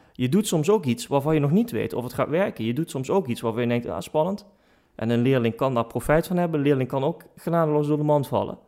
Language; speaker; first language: Dutch; native; Dutch